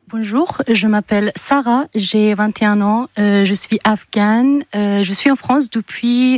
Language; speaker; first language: French; non-native, fluent; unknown